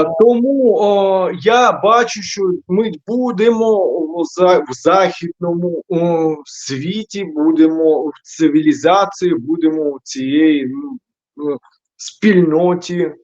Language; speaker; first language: Ukrainian; non-native, local second language; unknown